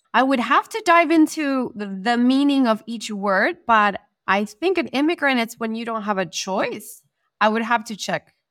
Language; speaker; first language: English; non-native, fluent; Spanish